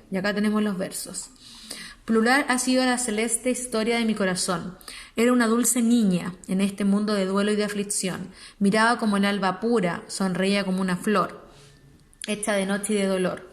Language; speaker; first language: Spanish; native; Spanish